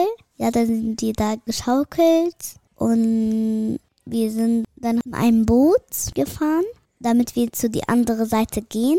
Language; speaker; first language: German; early bilingual, other home language; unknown